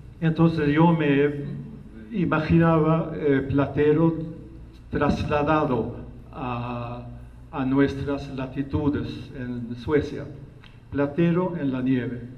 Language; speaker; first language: Spanish; non-native, fluent; Swedish